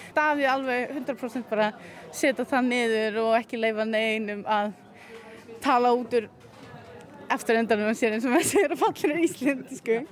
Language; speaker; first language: Icelandic; early bilingual, other home language; Polish